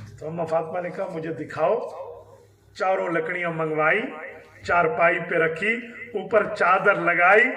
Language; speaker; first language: Urdu; non-native, local second language; Saraiki